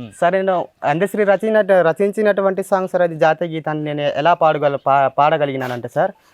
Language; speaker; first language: Telugu; non-native, local second language; Gondi